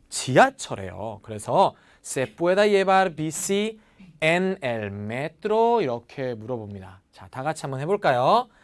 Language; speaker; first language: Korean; native; Korean